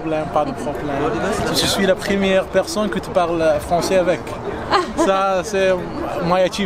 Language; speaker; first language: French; non-native, learner; Arabic